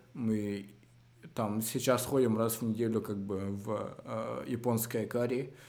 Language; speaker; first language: Russian; native; Russian